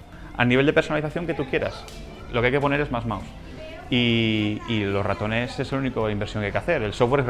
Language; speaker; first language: Spanish; native; Spanish